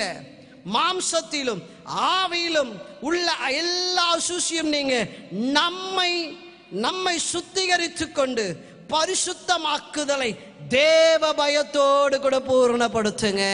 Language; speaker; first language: Tamil; native; Tamil